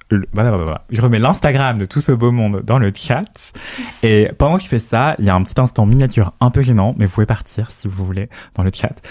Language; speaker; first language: French; native; French